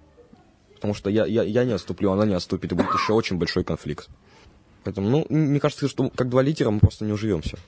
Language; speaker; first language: Russian; native; Russian